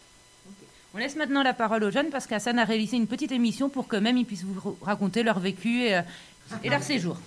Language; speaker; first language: French; native; French